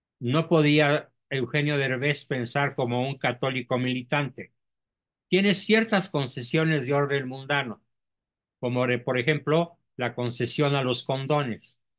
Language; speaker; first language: Spanish; native; Spanish